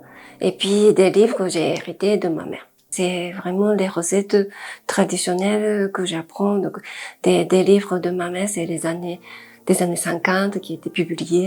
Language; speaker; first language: French; non-native, fluent; Japanese